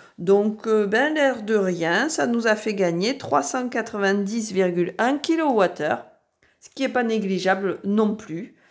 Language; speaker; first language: French; native; French